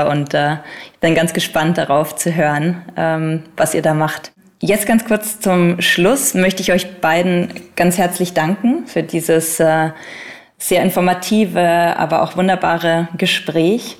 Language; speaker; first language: German; native; German